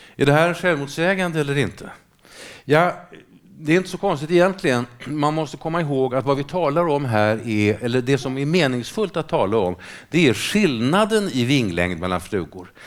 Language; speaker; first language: Swedish; native; Swedish